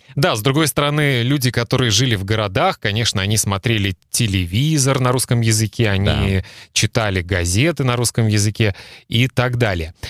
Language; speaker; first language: Russian; native; Russian